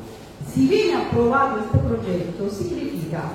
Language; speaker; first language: Spanish; non-native, fluent; Amharic